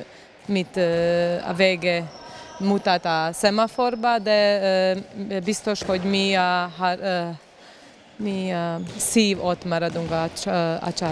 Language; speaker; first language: Hungarian; non-native, learner; Serbian